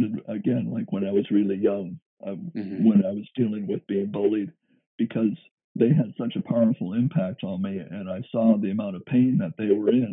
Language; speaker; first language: English; native; English